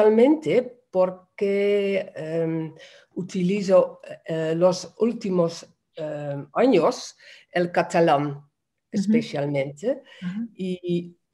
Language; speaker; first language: Spanish; non-native, fluent; Dutch